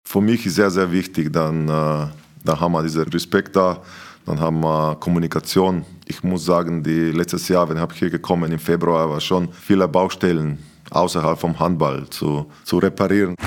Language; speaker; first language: German; non-native, learner; Slovenian